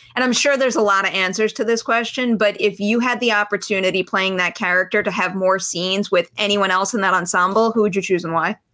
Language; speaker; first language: English; native; English